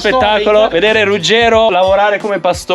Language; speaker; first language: Italian; native; Italian